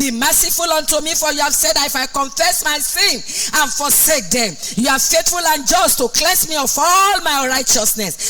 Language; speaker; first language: English; non-native, local second language; Yoruba